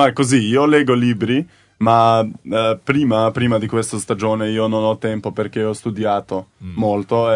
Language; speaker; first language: Italian; non-native, learner; Slovenian